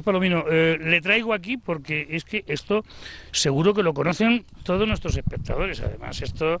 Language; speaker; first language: Spanish; native; Spanish